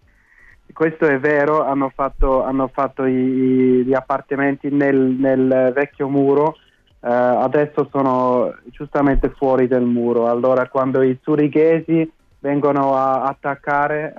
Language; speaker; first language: Italian; non-native, fluent; German